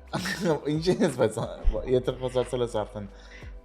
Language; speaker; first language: Armenian; early bilingual, heritage; Armenian